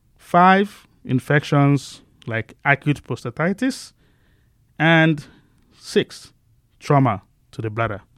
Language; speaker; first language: English; non-native, local second language; Igbo